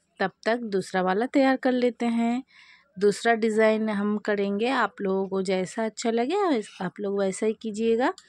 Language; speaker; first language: Hindi; non-native, local second language; Bangla